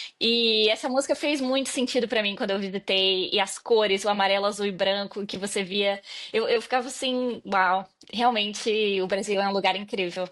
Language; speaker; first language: Portuguese; native; Portuguese